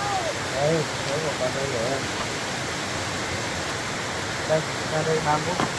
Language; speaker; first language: Vietnamese; native; Vietnamese